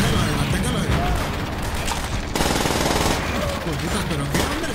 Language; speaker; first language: Spanish; native; Spanish